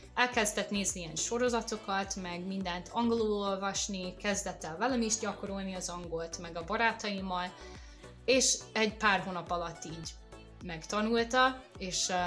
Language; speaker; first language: Hungarian; non-native, fluent; English